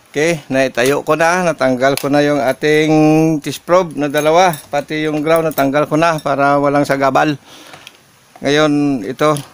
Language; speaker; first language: Filipino; non-native, local second language; Hiligaynon